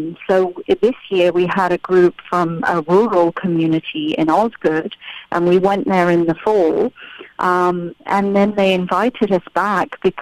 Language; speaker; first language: English; native; English